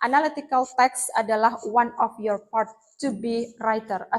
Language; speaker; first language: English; non-native, learner; Indonesian